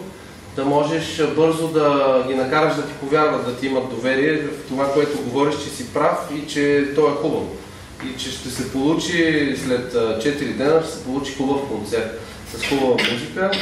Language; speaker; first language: Bulgarian; native; Bulgarian